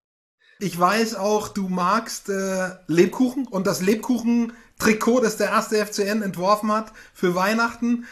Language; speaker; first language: German; native; German